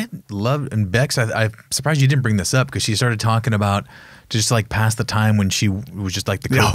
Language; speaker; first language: English; native; English